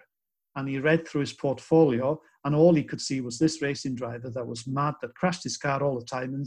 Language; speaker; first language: English; native; English